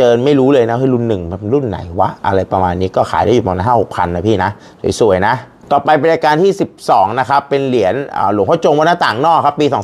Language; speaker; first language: Thai; native; Thai